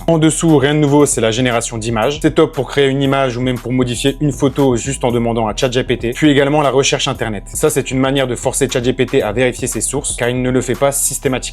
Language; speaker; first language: French; native; French